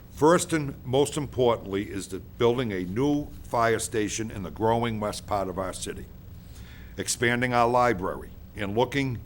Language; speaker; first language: English; native; English